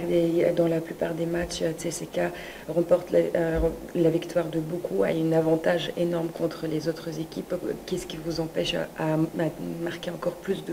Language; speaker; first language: French; non-native, fluent; Bulgarian